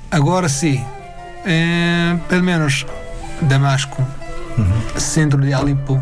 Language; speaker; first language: Portuguese; non-native, learner; Arabic